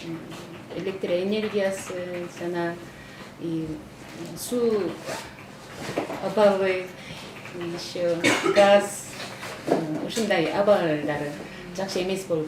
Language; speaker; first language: Kyrgyz; non-native, fluent; Korean